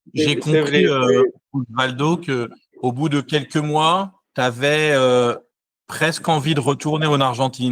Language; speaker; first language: French; native; French